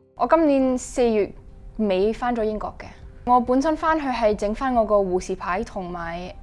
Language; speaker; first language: Cantonese; early bilingual, heritage; Cantonese